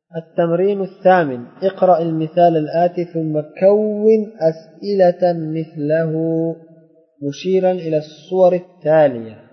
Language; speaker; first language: Arabic; non-native, fluent; Uzbek